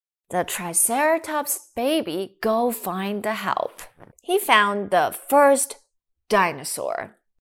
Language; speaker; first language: English; non-native, fluent; Chinese